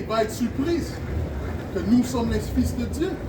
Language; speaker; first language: French; non-native, learner; English